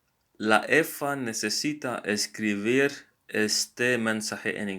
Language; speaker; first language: Spanish; non-native, learner; English